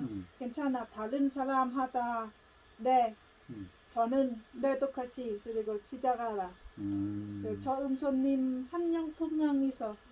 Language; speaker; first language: Korean; non-native, learner; Lao